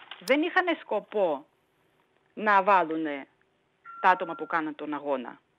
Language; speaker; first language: Greek; non-native, fluent; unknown